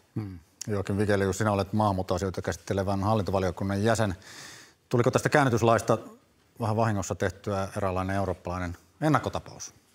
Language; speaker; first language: Finnish; native; Finnish